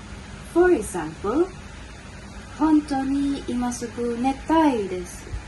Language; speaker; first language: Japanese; non-native, learner; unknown